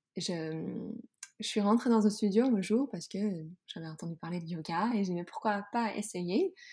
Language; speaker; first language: French; non-native, fluent; Dutch